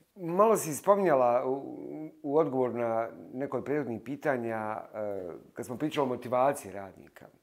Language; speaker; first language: Bosnian; native; Bosnian